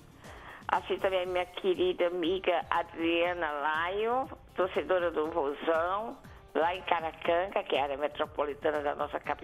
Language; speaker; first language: Portuguese; native; Portuguese